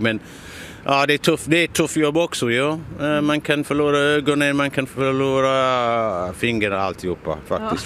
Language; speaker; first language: Swedish; non-native, fluent; English